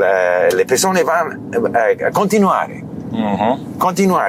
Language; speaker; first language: Italian; non-native, learner; English